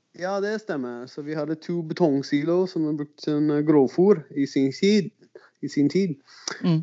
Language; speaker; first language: Norwegian; non-native, fluent; English